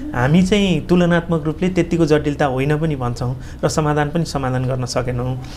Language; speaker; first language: Nepali; native; Nepali